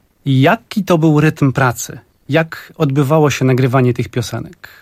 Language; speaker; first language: Polish; native; Polish